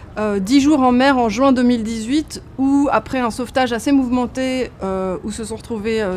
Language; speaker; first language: French; native; French